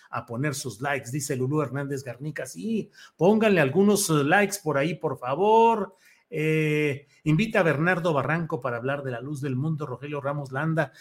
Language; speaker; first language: Spanish; native; Spanish